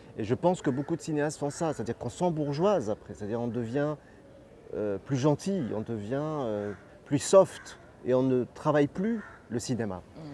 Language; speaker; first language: French; non-native, local second language; Arabic